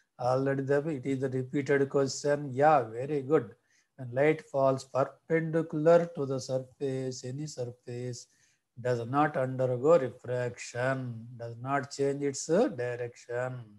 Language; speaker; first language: English; non-native, local second language; Telugu